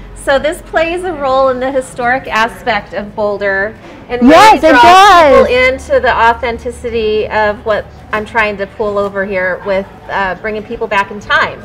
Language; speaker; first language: English; native; English